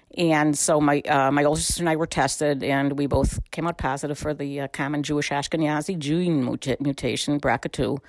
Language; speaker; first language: English; native; English